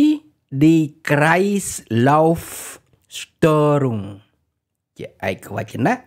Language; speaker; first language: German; non-native, fluent; Khmer